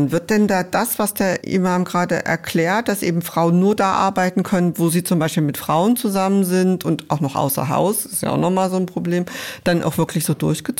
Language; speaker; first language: German; native; German